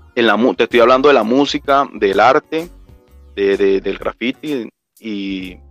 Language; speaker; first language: Spanish; native; Spanish